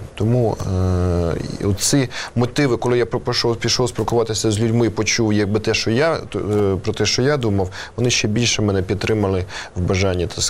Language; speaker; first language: Ukrainian; native; Ukrainian